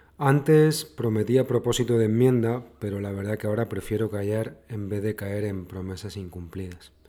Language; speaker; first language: Spanish; native; Spanish